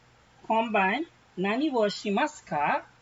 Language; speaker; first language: Japanese; non-native, fluent; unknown